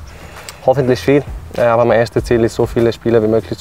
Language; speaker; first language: German; non-native, fluent; Swedish